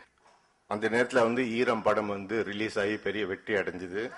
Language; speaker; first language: Tamil; native; Tamil